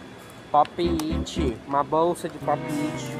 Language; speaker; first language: Portuguese; native; Portuguese